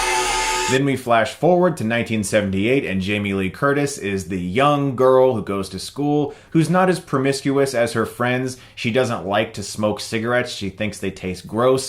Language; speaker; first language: English; native; English